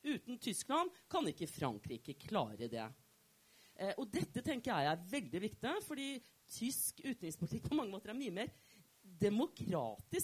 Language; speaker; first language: Norwegian; non-native, fluent; German